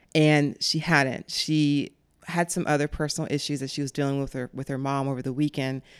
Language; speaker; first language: English; native; English